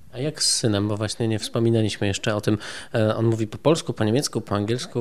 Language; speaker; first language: Polish; native; Polish